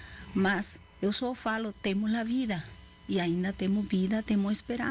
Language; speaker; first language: Portuguese; non-native, fluent; Spanish